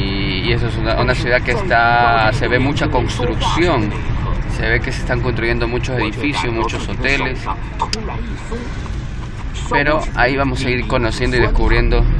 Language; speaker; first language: Spanish; native; Spanish